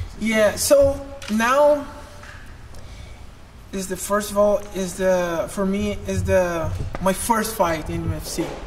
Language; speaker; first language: English; non-native, learner; Portuguese